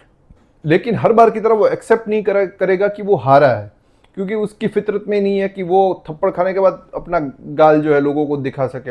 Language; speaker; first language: Hindi; non-native, local second language; Gujarati